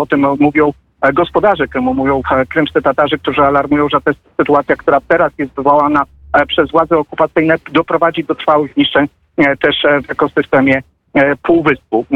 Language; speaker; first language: Polish; native; Polish